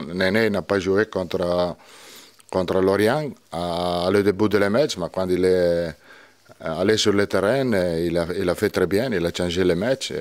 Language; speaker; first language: French; non-native, learner; Italian